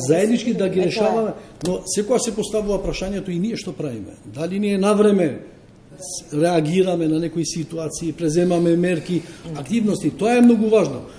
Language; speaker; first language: Macedonian; non-native, local second language; Albanian